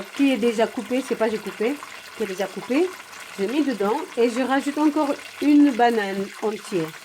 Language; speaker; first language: French; non-native, fluent; Indonesian